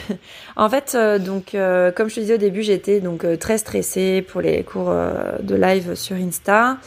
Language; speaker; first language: French; native; French